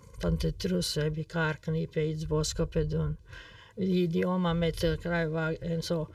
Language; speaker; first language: Dutch; non-native, learner; Serbian